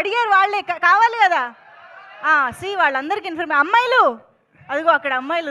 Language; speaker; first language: Telugu; native; Telugu